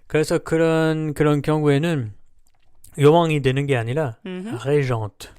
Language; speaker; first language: Korean; non-native, learner; French